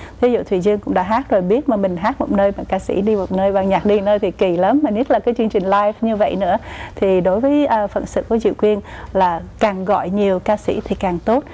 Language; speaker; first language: Vietnamese; native; Vietnamese